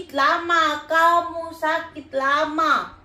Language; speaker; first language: Indonesian; non-native, learner; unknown